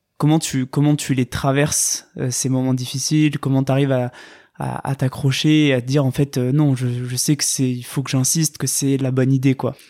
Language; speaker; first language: French; native; French